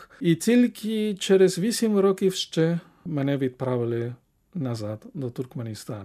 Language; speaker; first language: Ukrainian; non-native, fluent; Spanish